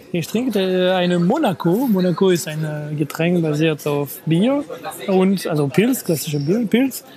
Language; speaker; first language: German; non-native, fluent; French